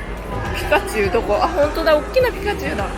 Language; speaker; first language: Japanese; native; Japanese